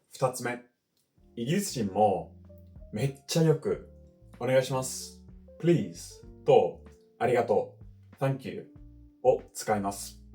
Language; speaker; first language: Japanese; non-native, fluent; English